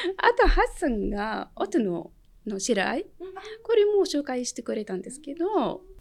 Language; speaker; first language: Japanese; non-native, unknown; Arabic